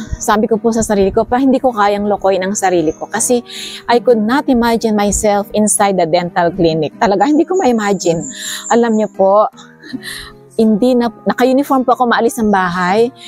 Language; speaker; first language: Filipino; non-native, local second language; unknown